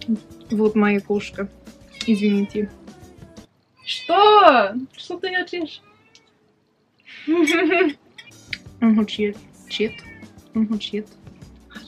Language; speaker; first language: Russian; non-native, learner; English